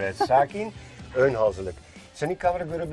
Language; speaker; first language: Turkish; non-native, fluent; Dutch